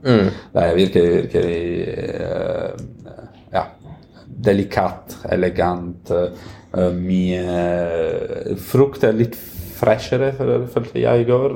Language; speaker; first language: Norwegian; non-native, fluent; Italian